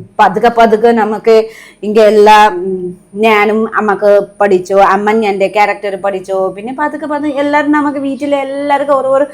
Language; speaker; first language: Malayalam; non-native, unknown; Nepali